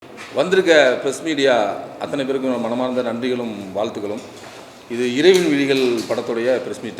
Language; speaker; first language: Tamil; native; Tamil